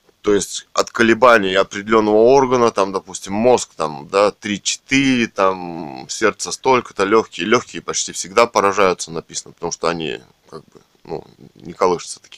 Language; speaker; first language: Russian; native; Russian